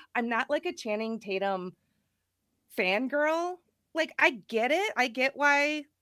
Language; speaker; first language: English; native; English